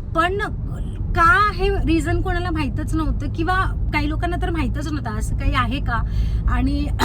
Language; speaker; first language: Marathi; native; Marathi